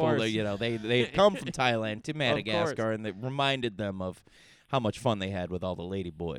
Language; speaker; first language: English; native; English